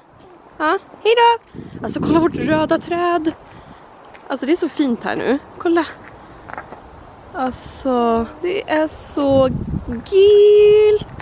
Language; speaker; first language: Swedish; native; Swedish